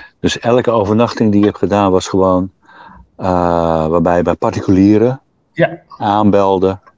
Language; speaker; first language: Dutch; native; Dutch